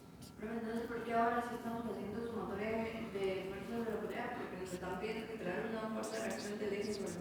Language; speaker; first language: Spanish; native; Spanish